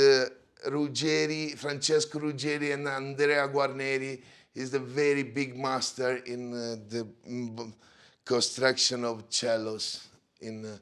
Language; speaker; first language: English; non-native, learner; Italian